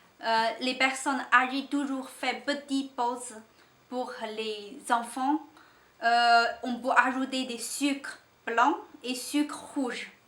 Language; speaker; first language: French; non-native, learner; Chinese